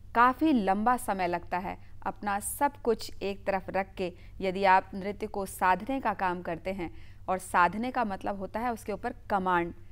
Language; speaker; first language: Hindi; native; Hindi